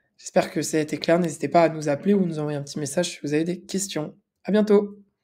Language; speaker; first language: French; native; French